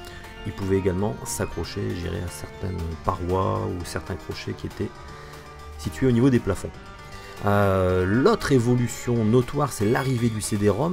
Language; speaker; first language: French; native; French